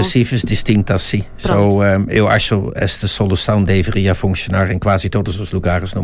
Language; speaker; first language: Portuguese; non-native, fluent; Dutch